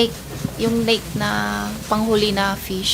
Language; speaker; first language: Filipino; non-native, learner; Chinese